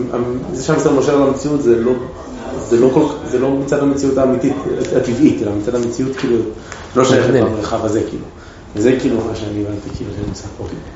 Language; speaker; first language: Hebrew; native; Hebrew